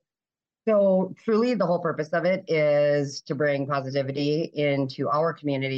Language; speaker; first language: English; native; English